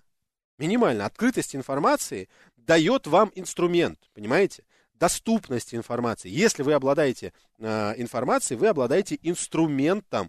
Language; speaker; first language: Russian; native; Russian